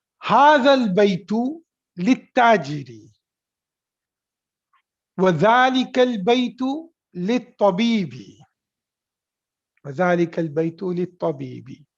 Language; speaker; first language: Arabic; non-native, fluent; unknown